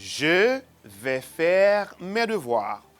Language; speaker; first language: French; non-native, fluent; Spanish